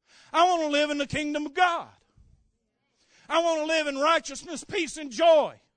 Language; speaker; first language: English; native; English